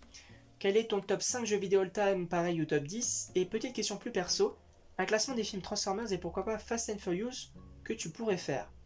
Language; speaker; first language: French; native; French